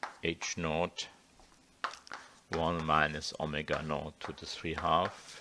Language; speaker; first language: English; non-native, fluent; German